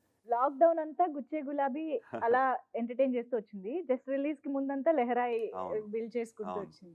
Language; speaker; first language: Telugu; native; Telugu